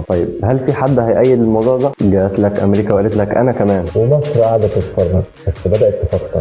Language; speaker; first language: Arabic; native; Arabic